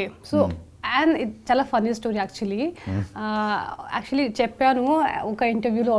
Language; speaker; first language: Telugu; non-native, fluent; Hindi